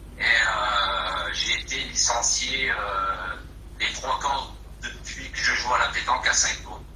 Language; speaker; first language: French; early bilingual, other home language; Portuguese